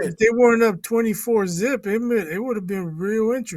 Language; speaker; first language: English; native; English